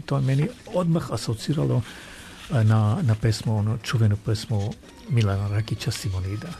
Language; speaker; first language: Croatian; non-native, fluent; Armenian